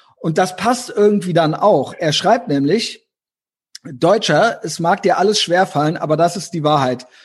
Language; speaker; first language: German; native; German